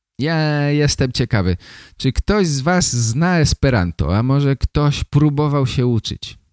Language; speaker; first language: Polish; native; Polish